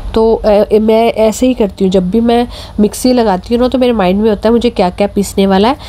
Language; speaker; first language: Hindi; native; Hindi